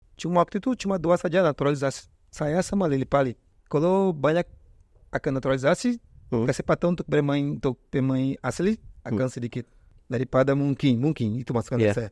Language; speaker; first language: Indonesian; non-native, fluent; Portuguese